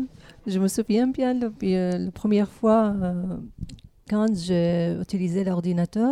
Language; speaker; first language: French; non-native, learner; Arabic